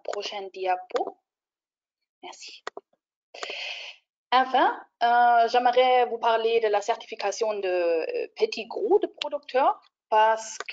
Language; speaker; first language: French; non-native, fluent; German